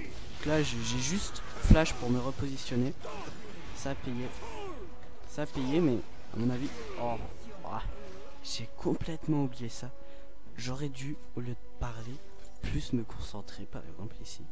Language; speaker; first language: French; native; French